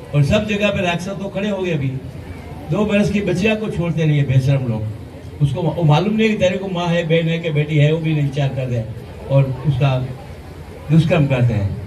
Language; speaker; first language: Hindi; non-native, local second language; Marathi